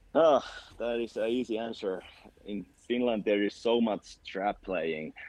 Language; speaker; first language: English; non-native, fluent; Finnish